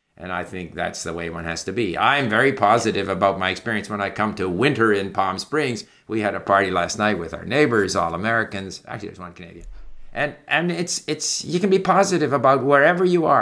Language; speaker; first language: English; native; English